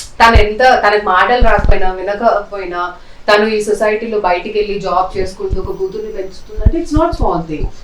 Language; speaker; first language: Telugu; non-native, local second language; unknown